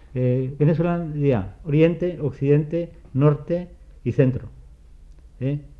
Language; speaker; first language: Spanish; non-native, local second language; Basque